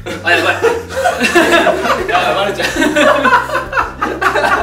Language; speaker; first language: Japanese; native; Japanese